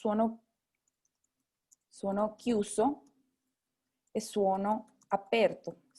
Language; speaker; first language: Italian; non-native, fluent; Spanish